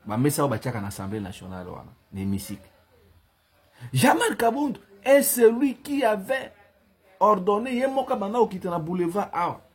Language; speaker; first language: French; non-native, local second language; Lingala